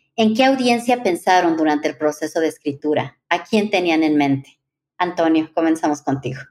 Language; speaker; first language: Spanish; native; Spanish